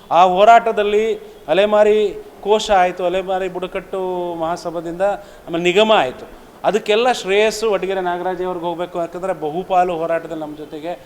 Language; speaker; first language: Kannada; non-native, local second language; Lambadi